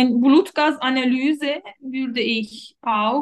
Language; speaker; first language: German; non-native, fluent; Turkish